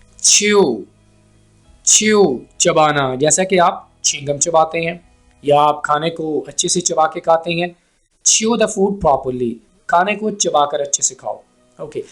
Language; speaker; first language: Urdu; native; Urdu